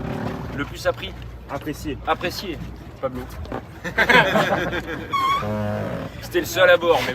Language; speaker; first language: French; native; French